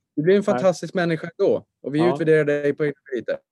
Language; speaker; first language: Swedish; native; Swedish